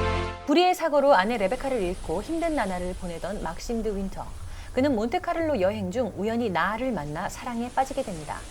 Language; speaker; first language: Korean; native; Korean